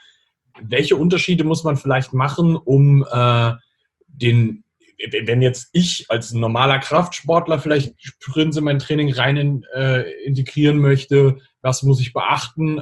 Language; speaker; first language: German; native; German